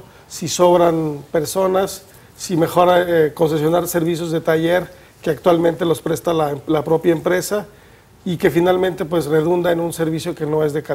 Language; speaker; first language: Spanish; native; Spanish